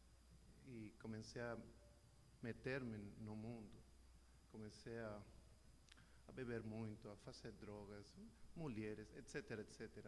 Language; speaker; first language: Portuguese; non-native, learner; Spanish